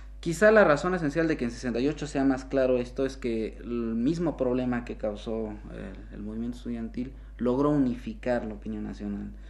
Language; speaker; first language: Spanish; native; Spanish